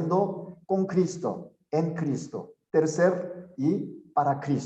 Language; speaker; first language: Spanish; non-native, learner; Korean